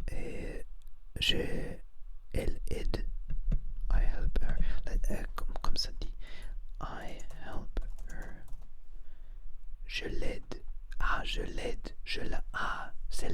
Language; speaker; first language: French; non-native, learner; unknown